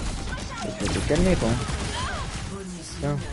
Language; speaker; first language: French; native; French